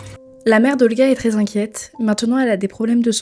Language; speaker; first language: French; native; French